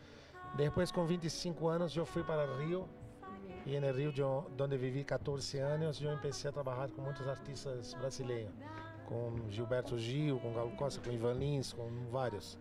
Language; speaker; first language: Spanish; non-native, local second language; Portuguese